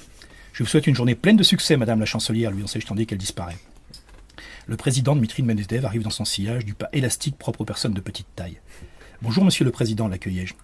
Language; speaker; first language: French; native; French